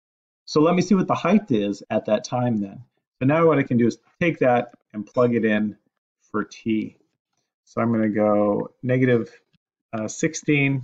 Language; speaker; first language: English; native; English